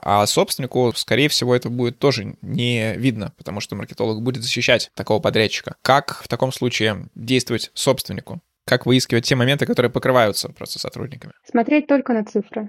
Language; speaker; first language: Russian; native; Russian